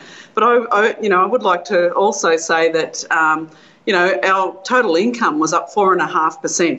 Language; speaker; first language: English; native; English